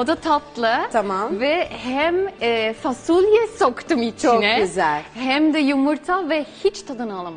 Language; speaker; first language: Turkish; non-native, fluent; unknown